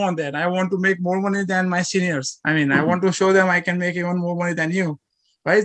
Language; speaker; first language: English; non-native, local second language; Gujarati